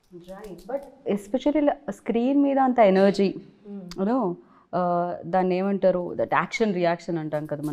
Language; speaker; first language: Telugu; native; Telugu